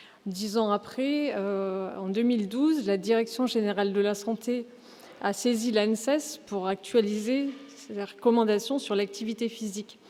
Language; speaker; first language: French; native; French